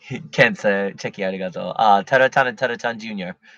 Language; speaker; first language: Japanese; non-native, learner; English